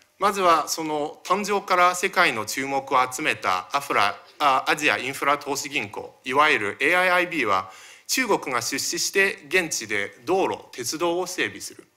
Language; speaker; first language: Japanese; early bilingual, other home language; Chinese